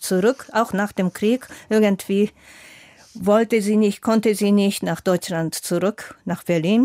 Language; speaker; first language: German; non-native, fluent; Japanese